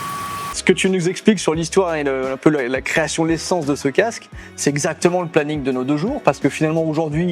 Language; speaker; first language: French; native; French